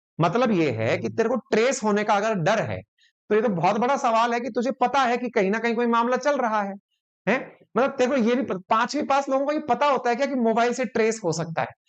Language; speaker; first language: Hindi; native; Hindi